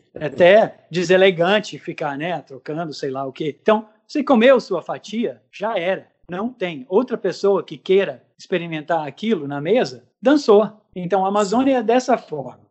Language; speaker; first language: Portuguese; non-native, fluent; English